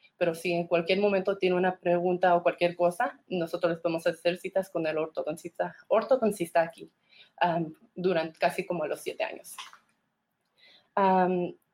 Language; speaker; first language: Spanish; early bilingual, heritage; Spanish